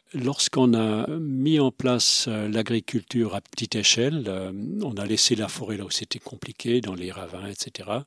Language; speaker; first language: French; non-native, local second language; Swiss German